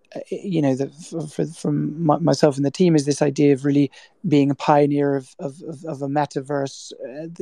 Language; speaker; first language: English; native; English